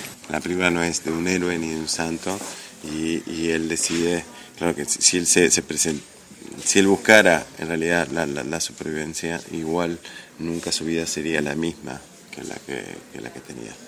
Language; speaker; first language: Spanish; native; Spanish